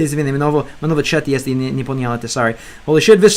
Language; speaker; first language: Russian; non-native, learner; English